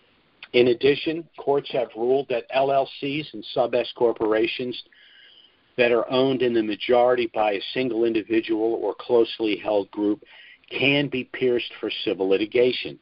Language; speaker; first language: English; native; English